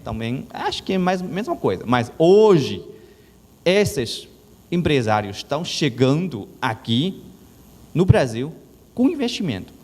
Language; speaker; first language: Portuguese; non-native, learner; Chinese